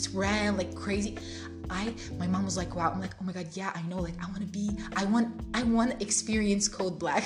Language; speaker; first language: English; non-native, fluent; Arabic